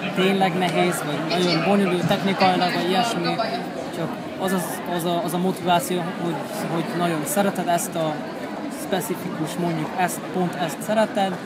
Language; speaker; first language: Hungarian; non-native, fluent; Japanese